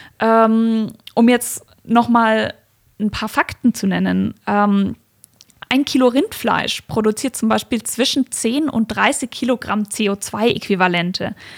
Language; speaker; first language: German; native; German